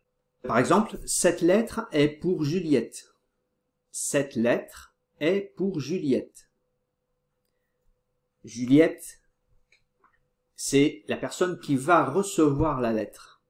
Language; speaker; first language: French; non-native, fluent; Portuguese